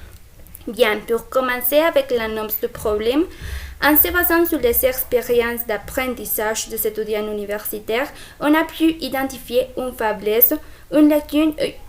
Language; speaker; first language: French; non-native, fluent; Spanish